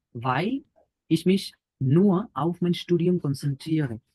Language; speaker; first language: German; non-native, learner; Bangla